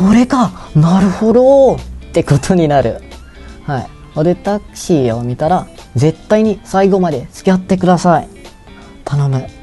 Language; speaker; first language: Japanese; non-native, fluent; Malay